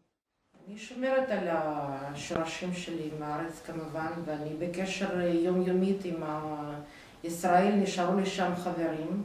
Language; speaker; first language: Hebrew; non-native, fluent; Russian